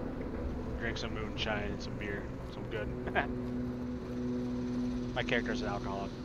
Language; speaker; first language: English; native; English